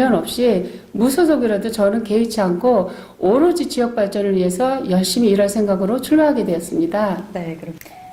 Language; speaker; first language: Korean; native; Korean